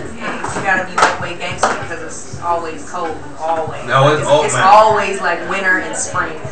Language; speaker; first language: English; native; English